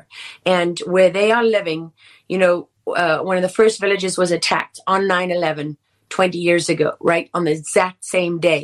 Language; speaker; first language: English; native; English